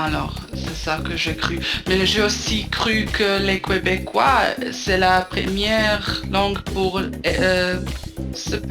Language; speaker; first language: French; non-native, local second language; German